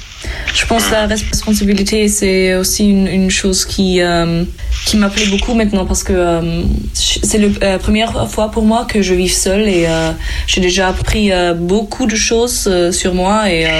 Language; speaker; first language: French; non-native, learner; German